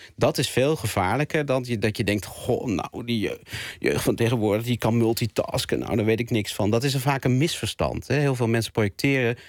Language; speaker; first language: Dutch; native; Dutch